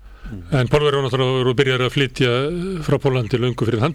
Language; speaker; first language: Icelandic; native; Icelandic